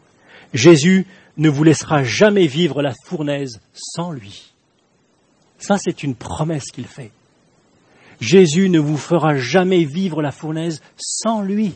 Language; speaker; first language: French; native; French